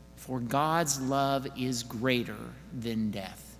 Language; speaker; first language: English; native; English